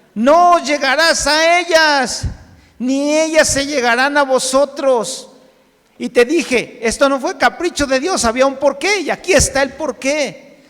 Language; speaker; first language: Spanish; native; Spanish